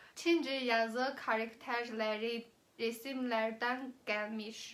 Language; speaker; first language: Turkish; non-native, learner; Chinese